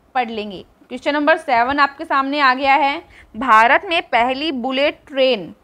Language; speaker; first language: Hindi; native; Hindi